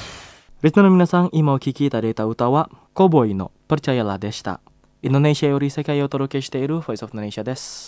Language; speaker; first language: Japanese; non-native, fluent; Indonesian